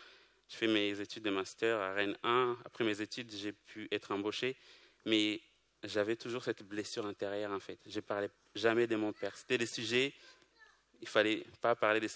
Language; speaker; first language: French; non-native, local second language; Kinyarwanda